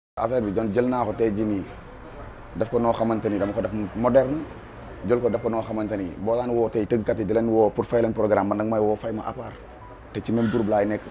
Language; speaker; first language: Wolof; native; Wolof